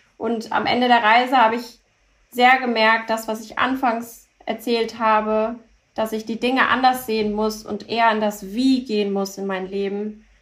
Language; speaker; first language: German; early bilingual, other home language; Turkish